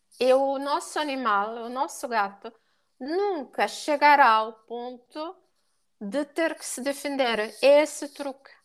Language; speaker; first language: Portuguese; non-native, fluent; Italian